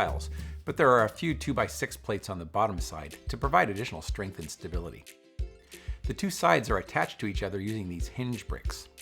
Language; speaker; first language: English; native; English